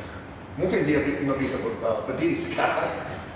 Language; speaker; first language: Indonesian; non-native, fluent; English